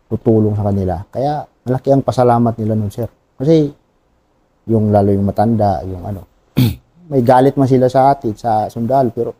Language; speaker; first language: Filipino; non-native, local second language; Bikol